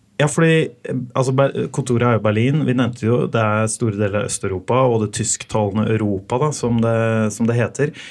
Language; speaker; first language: Norwegian; native; Norwegian